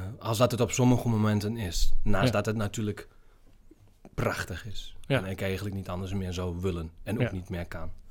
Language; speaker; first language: Dutch; native; Dutch